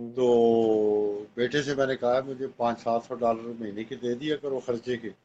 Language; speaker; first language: Urdu; non-native, local second language; Punjabi